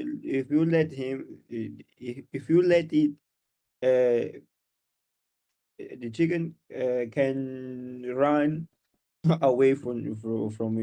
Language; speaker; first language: English; non-native, learner; Portuguese